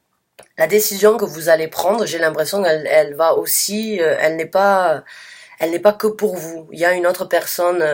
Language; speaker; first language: French; native; French